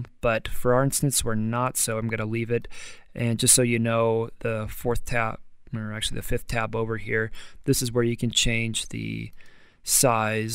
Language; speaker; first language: English; native; English